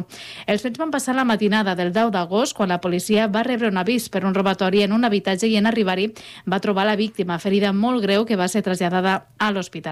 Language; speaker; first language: Catalan; native; Catalan